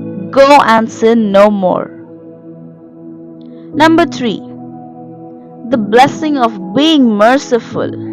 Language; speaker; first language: English; non-native, local second language; Telugu